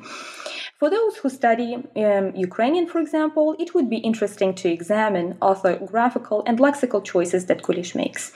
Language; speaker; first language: English; non-native, fluent; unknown